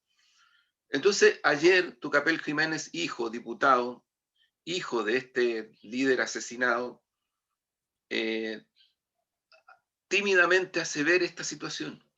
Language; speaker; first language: Spanish; native; Spanish